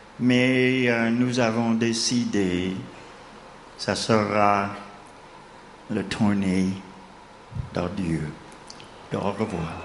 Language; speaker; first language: French; non-native, fluent; English